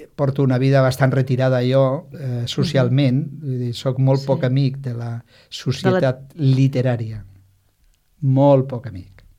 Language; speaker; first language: Catalan; non-native, local second language; Spanish